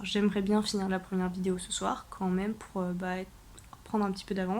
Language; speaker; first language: French; native; French